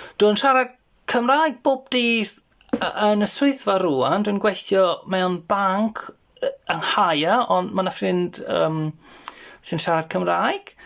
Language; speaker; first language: Welsh; non-native, fluent; German